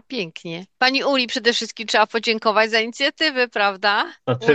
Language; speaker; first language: Polish; native; Polish